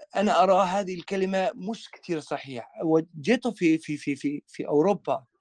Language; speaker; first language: Arabic; non-native, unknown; Albanian